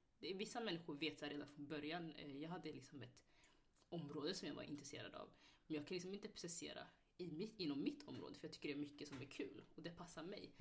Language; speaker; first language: Swedish; early bilingual, other home language; Somali